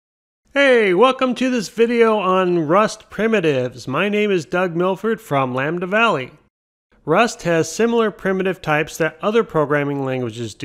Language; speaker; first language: English; native; English